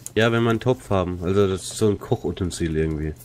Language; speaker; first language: German; native; German